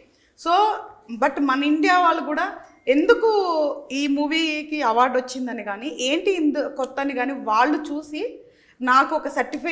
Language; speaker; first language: Telugu; native; Telugu